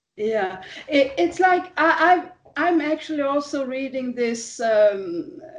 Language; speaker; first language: English; non-native, fluent; Swedish